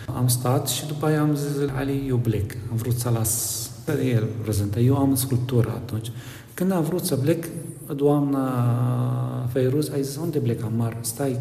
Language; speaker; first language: Romanian; non-native, learner; Arabic